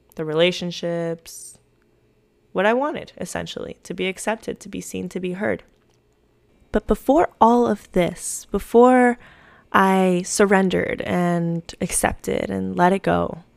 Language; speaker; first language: English; early bilingual, other home language; Spanish